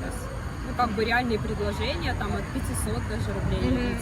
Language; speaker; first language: Russian; native; Russian